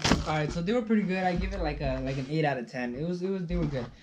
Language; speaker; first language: English; early bilingual, other home language; Spanish